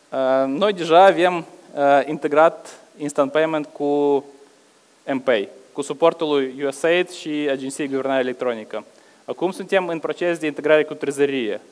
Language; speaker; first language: Romanian; non-native, local second language; Russian